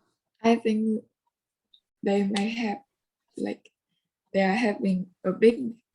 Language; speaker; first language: English; non-native, learner; Vietnamese